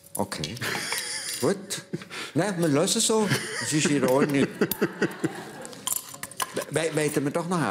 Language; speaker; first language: German; native; German